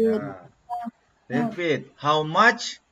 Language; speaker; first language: English; non-native, learner; Indonesian